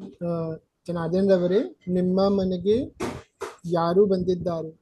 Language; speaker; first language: Kannada; non-native, learner; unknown